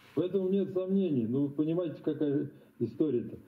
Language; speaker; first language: Russian; native; Russian